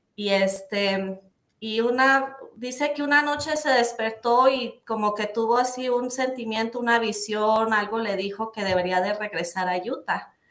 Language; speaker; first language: Spanish; native; Spanish